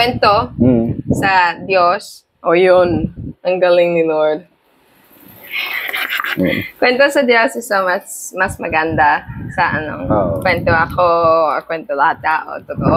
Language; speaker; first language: Filipino; non-native, learner; English